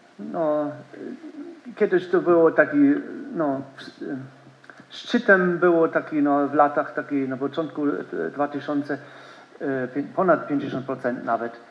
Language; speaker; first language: Polish; non-native, learner; German